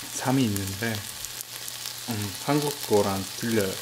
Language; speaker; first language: Korean; non-native, learner; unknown